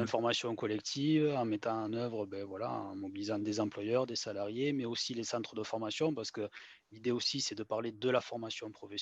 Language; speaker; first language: French; native; French